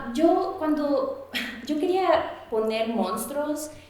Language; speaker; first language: Spanish; early bilingual, heritage; Spanish